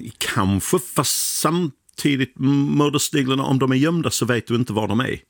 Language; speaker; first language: Swedish; non-native, fluent; English